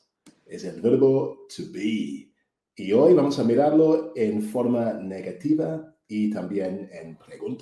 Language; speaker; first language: Spanish; non-native, fluent; English